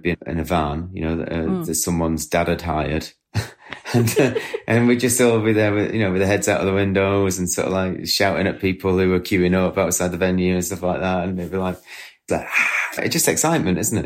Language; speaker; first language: English; native; English